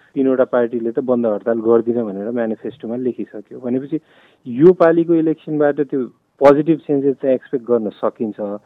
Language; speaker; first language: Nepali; non-native, local second language; Maithili